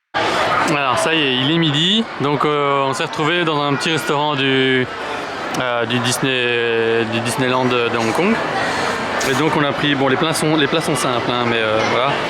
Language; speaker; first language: French; native; French